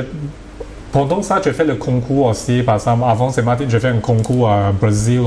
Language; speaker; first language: French; non-native, learner; Cantonese